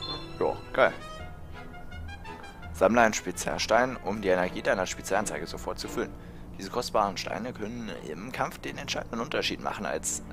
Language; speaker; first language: German; native; German